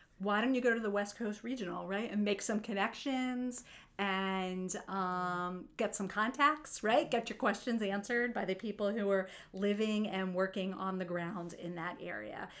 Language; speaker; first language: English; native; English